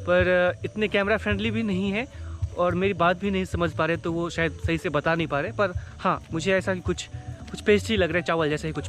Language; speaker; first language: Hindi; native; Hindi